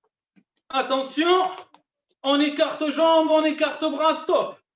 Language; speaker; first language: French; native; French